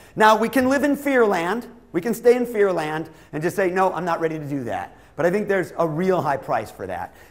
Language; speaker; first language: English; native; English